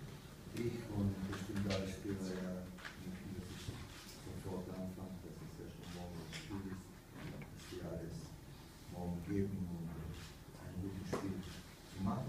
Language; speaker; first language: German; non-native, fluent; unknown